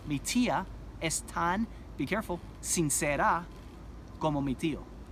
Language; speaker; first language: Spanish; non-native, fluent; English